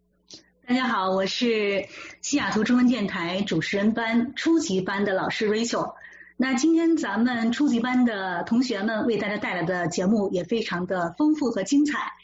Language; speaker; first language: Chinese; native; Chinese